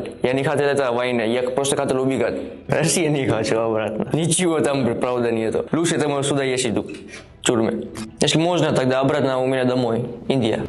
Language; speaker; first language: Russian; non-native, learner; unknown